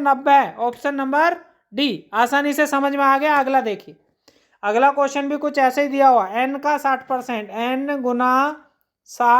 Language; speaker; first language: Hindi; native; Hindi